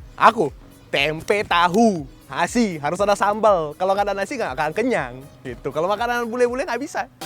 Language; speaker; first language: Indonesian; early bilingual, other home language; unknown